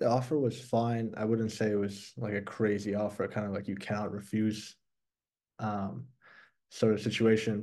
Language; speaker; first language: English; early bilingual, other home language; Persian